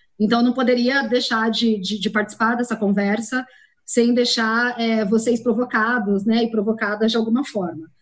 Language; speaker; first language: Portuguese; native; Portuguese